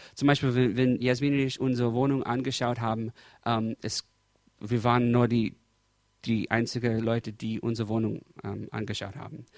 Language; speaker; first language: German; non-native, fluent; English